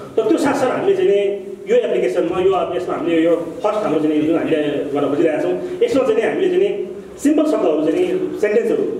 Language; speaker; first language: Nepali; non-native, local second language; Sherpa